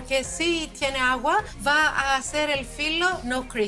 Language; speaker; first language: Spanish; non-native, fluent; Greek